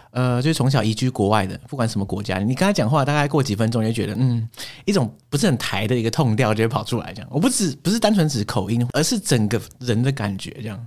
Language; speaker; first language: Chinese; native; Chinese